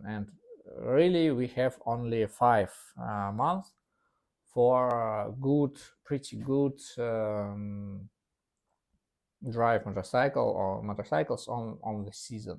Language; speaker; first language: English; non-native, learner; Russian